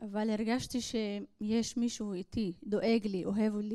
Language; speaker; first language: Hebrew; non-native, local second language; Arabic